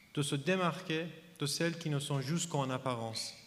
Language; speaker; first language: French; non-native, fluent; Persian